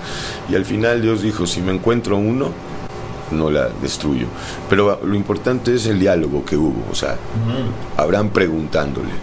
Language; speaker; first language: Spanish; native; Spanish